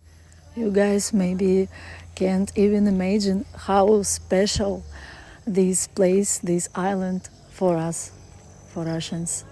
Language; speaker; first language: English; non-native, fluent; Russian